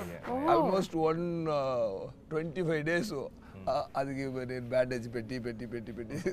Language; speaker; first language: Telugu; non-native, learner; Tamil